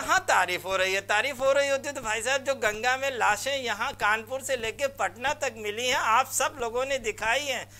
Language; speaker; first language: Hindi; native; Hindi